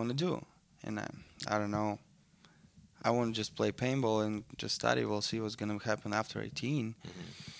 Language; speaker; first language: English; non-native, learner; Russian